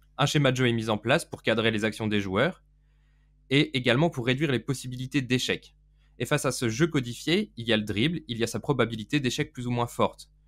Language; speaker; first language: French; native; French